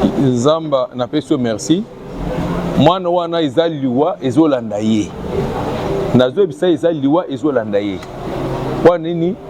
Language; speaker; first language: Lingala; non-native, local second language; Luba-Lulua